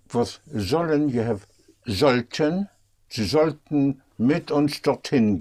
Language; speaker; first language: German; non-native, fluent; English